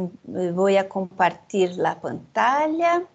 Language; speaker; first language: Spanish; non-native, fluent; Portuguese